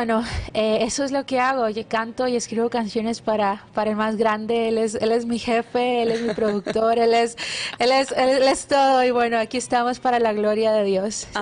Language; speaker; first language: Spanish; native; Spanish